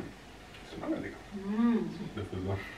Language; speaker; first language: German; native; German